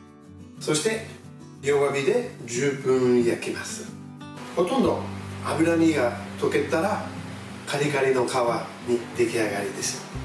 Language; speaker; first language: Japanese; non-native, fluent; French